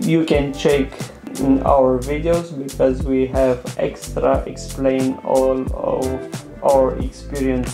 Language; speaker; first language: English; non-native, learner; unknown